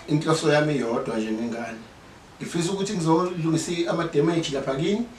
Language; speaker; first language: Zulu; native; Zulu